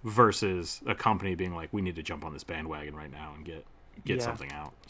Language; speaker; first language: English; native; English